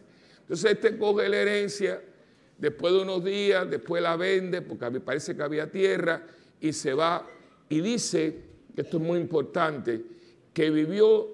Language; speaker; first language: Spanish; native; Spanish